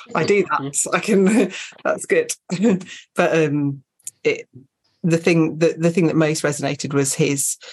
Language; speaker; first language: English; native; English